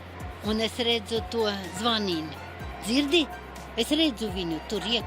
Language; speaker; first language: Latvian; non-native, local second language; Russian